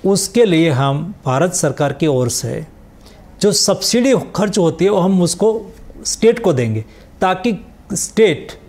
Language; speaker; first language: Hindi; non-native, local second language; Gujarati